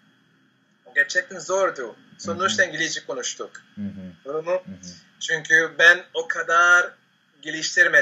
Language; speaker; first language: Turkish; non-native, fluent; Spanish